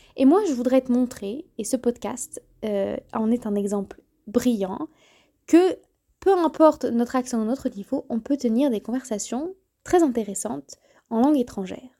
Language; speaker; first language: French; native; French